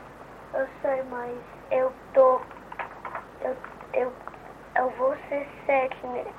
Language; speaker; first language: Portuguese; early bilingual, heritage; Portuguese